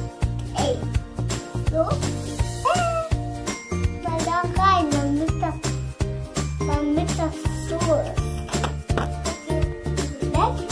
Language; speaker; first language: German; early bilingual, other home language; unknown